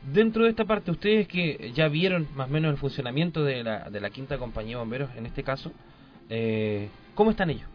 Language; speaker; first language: Spanish; native; Spanish